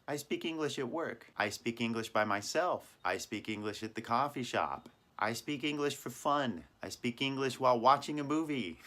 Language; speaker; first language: English; non-native, fluent; Japanese